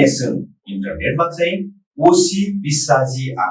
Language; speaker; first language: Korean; non-native, fluent; Nepali